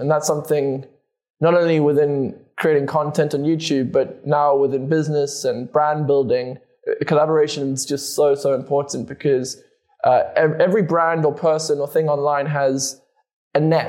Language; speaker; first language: English; native; English